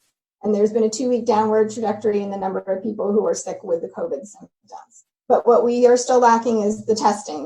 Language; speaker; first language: English; native; English